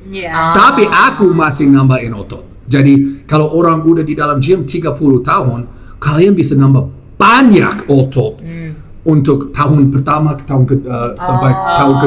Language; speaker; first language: Indonesian; non-native, fluent; English